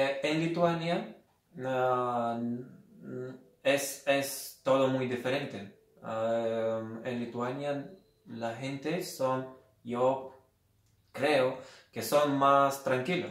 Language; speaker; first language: Spanish; non-native, fluent; Lithuanian